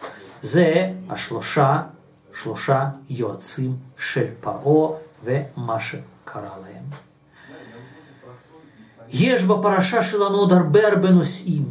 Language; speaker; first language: Hebrew; non-native, fluent; Russian